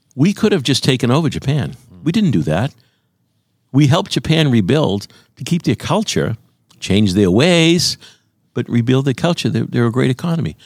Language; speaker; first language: English; native; English